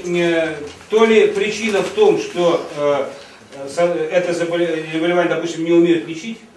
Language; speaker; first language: Russian; native; Russian